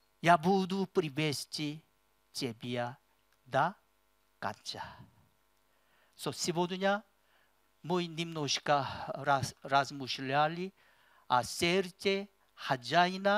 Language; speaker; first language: Russian; non-native, learner; Korean